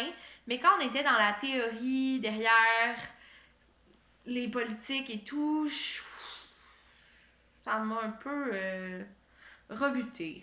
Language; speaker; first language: French; native; French